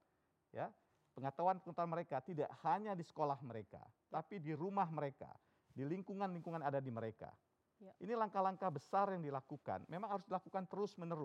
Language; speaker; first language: Indonesian; native; Indonesian